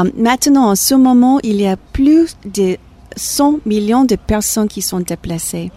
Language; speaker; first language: French; non-native, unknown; English